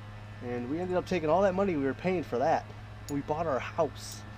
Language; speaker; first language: English; native; English